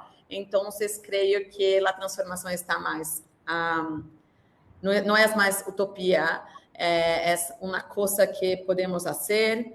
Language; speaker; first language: Spanish; non-native, learner; Portuguese